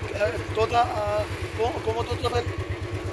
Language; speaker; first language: French; non-native, learner; Hindi